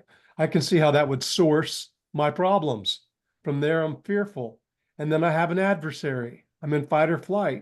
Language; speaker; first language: English; native; English